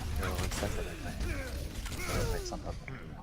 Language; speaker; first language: French; native; French